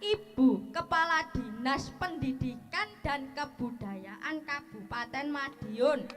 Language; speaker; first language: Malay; non-native, local second language; Javanese